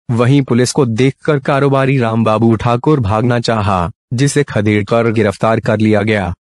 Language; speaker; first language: Hindi; native; Hindi